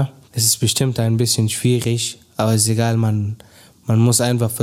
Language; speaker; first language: German; non-native, learner; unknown